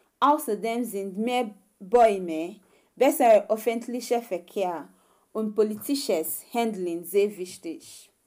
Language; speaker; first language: German; non-native, fluent; Igbo